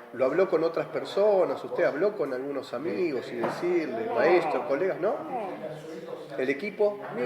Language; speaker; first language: Spanish; native; Spanish